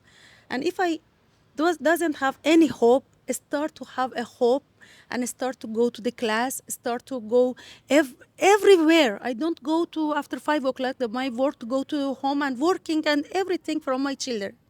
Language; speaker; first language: English; non-native, learner; Persian